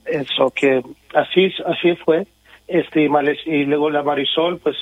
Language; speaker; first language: Spanish; early bilingual, other home language; English